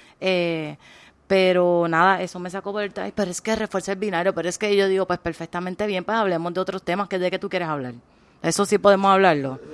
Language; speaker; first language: Spanish; native; Spanish